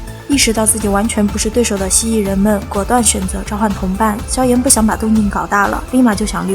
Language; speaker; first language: Chinese; native; Chinese